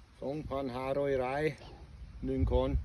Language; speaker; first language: Thai; non-native, learner; German